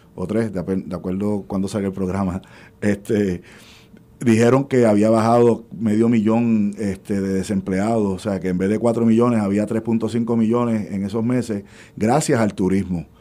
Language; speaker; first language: Spanish; native; Spanish